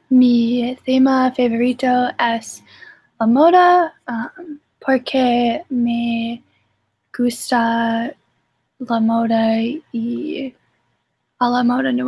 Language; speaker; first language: Spanish; non-native, learner; English